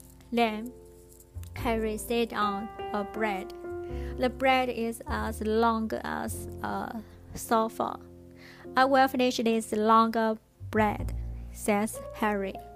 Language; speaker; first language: English; non-native, learner; Chinese